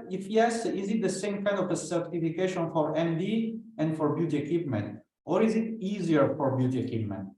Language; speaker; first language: English; non-native, fluent; Italian